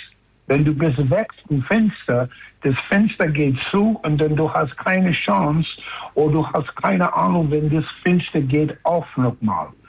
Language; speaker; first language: German; non-native, fluent; English